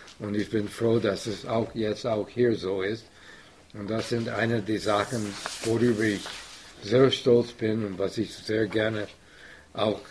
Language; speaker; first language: German; non-native, fluent; English